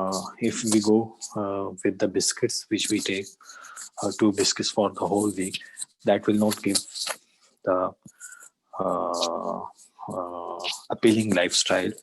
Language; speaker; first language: English; non-native, learner; Urdu